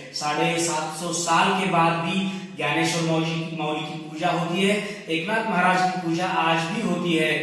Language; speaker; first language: Hindi; non-native, local second language; Marathi